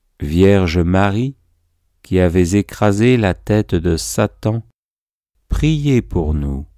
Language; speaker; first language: French; native; French